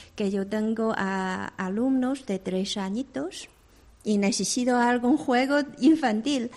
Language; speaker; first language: Spanish; non-native, fluent; Chinese